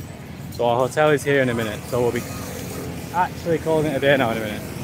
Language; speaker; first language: English; native; English